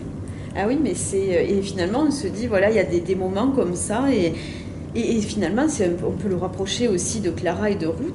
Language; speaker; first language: French; native; French